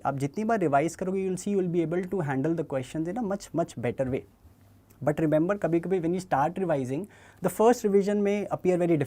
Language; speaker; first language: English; non-native, local second language; Hindi